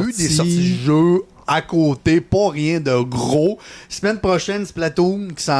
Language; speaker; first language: French; native; French